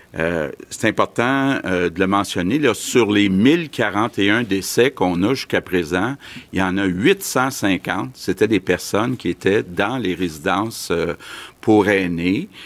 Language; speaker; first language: French; native; French